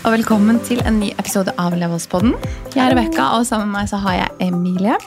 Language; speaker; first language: Norwegian; native; Norwegian